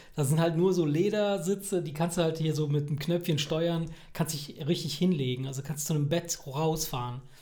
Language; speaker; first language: German; early bilingual, other home language; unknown